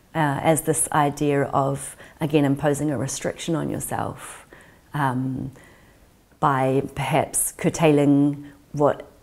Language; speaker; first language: English; native; English